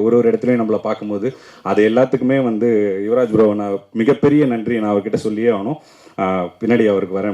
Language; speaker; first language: Tamil; native; Tamil